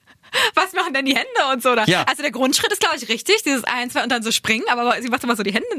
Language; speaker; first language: German; native; German